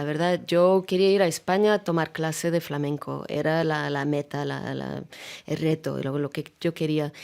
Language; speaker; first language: Spanish; non-native, fluent; Russian